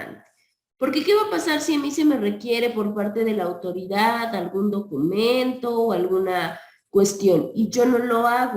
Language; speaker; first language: Spanish; native; Spanish